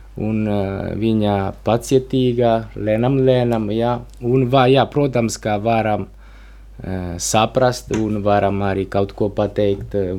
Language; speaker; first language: Latvian; non-native, learner; Italian